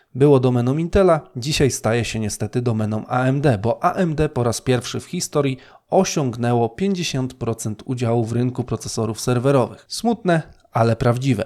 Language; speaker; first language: Polish; native; Polish